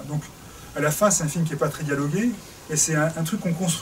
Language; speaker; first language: French; native; French